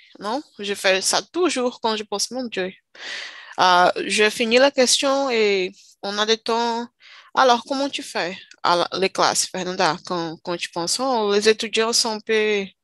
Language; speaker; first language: French; non-native, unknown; Portuguese